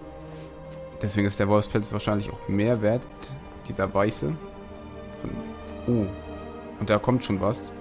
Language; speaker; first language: German; native; German